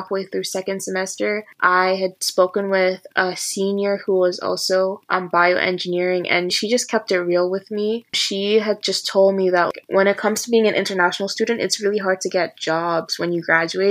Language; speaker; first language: English; native; English